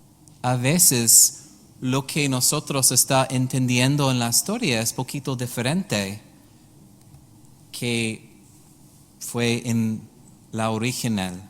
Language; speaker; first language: Spanish; non-native, learner; English